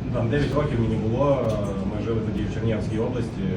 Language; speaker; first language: Ukrainian; non-native, local second language; Russian